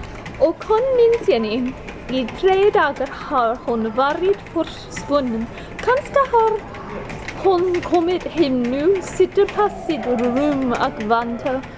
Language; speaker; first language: Swedish; non-native, learner; English